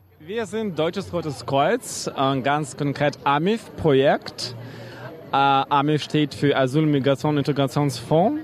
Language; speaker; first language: German; non-native, fluent; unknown